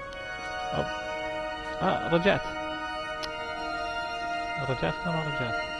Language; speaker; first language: Arabic; native; Arabic